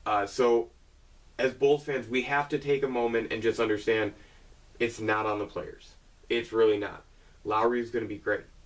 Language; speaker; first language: English; native; English